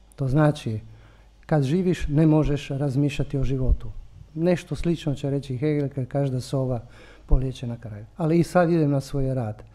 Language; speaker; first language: Croatian; non-native, local second language; Italian